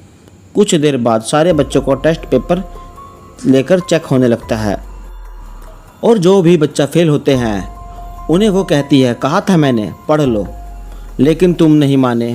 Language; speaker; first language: Hindi; native; Hindi